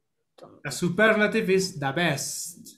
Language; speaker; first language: English; non-native, learner; Spanish